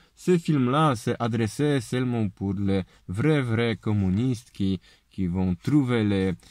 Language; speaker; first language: French; non-native, learner; Polish